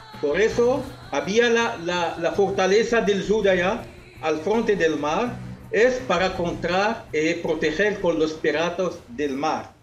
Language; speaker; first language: Spanish; non-native, local second language; Arabic